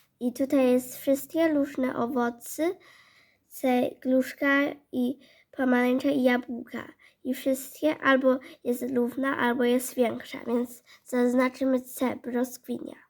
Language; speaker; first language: Polish; non-native, learner; Chinese